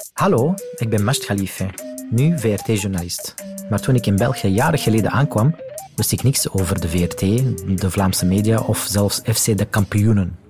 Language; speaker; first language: Dutch; non-native, fluent; Arabic